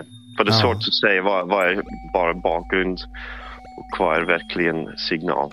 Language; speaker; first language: Swedish; non-native, fluent; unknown